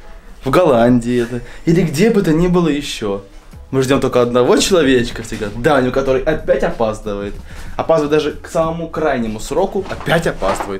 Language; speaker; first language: Russian; native; Russian